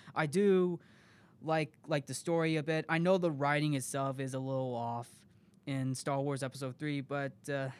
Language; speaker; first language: English; native; English